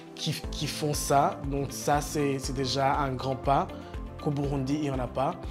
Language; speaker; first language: French; non-native, local second language; Rundi